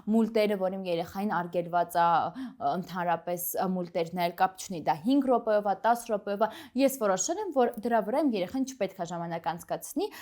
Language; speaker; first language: Armenian; native; Armenian